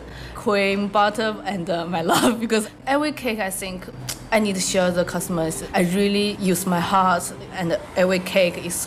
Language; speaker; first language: English; non-native, learner; Chinese